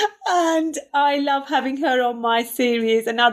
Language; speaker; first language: English; non-native, fluent; Turkish